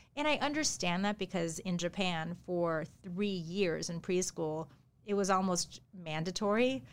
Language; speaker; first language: English; early bilingual, other home language; Japanese